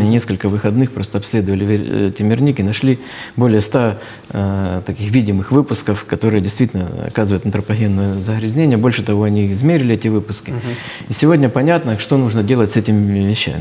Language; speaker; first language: Russian; native; Russian